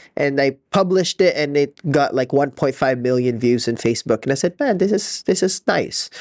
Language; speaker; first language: English; non-native, local second language; Filipino